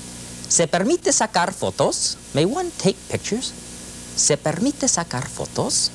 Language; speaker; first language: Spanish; non-native, fluent; English